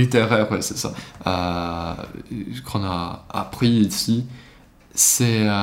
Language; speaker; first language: French; non-native, learner; Swedish